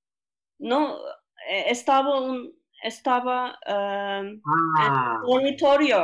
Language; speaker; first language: Spanish; non-native, learner; Turkish